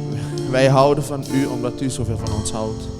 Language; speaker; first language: Dutch; native; Dutch